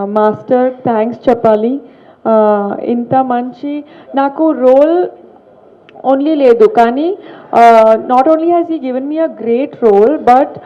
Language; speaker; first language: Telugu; non-native, learner; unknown